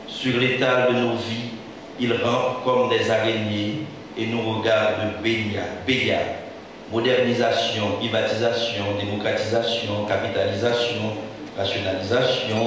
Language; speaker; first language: French; non-native, local second language; Haitian Creole